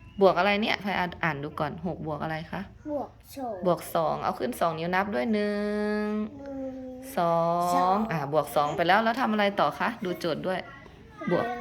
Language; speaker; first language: Thai; native; Thai